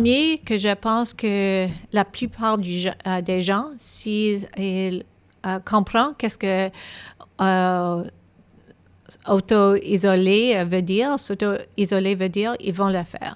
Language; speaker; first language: French; non-native, local second language; English